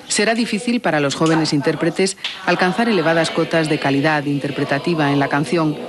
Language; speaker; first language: Spanish; native; Spanish